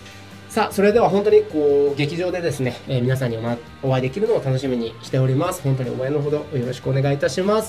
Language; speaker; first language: Japanese; native; Japanese